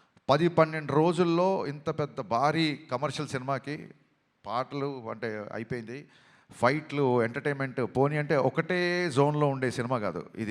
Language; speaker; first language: Telugu; native; Telugu